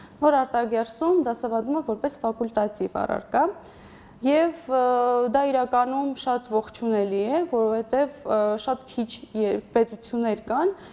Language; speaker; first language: Armenian; non-native, local second language; Assyrian Neo-Aramaic